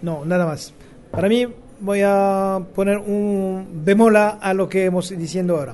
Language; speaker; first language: Spanish; non-native, fluent; French